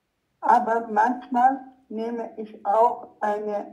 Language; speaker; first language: German; non-native, learner; Croatian